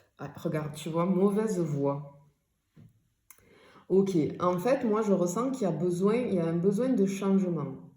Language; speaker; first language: French; native; French